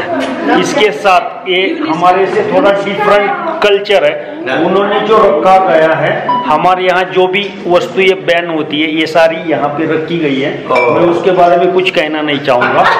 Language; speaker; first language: Hindi; non-native, local second language; Marathi